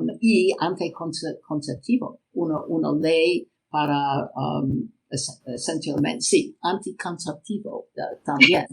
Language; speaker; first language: Spanish; non-native, learner; English